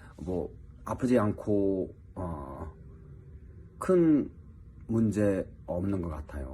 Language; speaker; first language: Korean; early bilingual, heritage; English